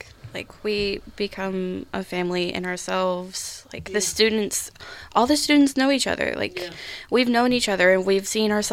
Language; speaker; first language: English; native; English